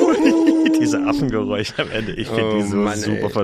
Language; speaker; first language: German; native; German